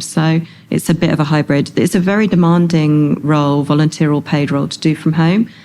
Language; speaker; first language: English; native; English